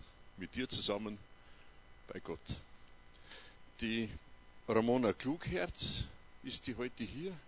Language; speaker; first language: German; native; German